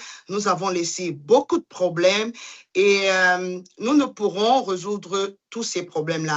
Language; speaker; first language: French; non-native, local second language; Duala